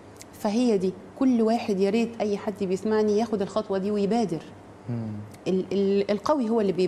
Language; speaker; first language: Arabic; native; Arabic